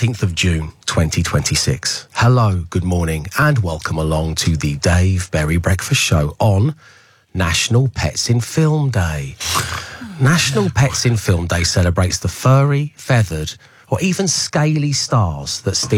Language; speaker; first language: English; native; English